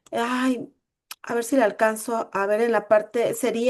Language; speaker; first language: Spanish; native; Spanish